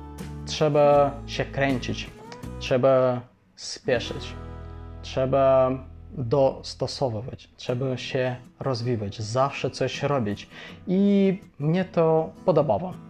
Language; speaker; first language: Polish; non-native, fluent; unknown